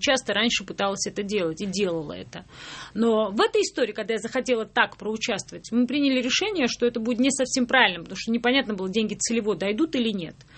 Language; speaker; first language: Russian; non-native, local second language; Georgian